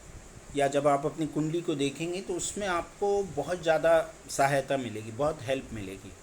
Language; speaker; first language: Hindi; native; Hindi